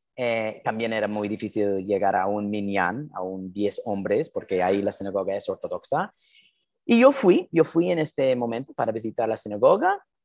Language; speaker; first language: Spanish; non-native, fluent; English